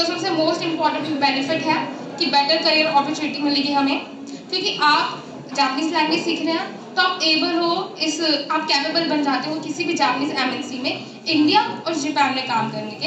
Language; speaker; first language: Hindi; native; Hindi